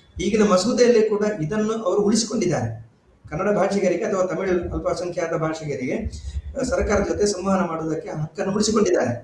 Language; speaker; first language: Kannada; native; Kannada